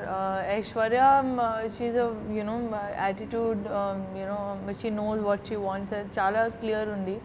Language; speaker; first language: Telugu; non-native, learner; Hindi